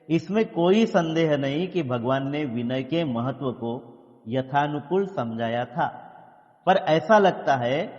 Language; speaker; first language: Hindi; non-native, local second language; Marathi